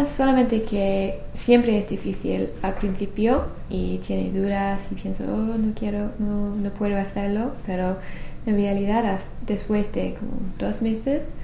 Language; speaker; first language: Spanish; non-native, learner; English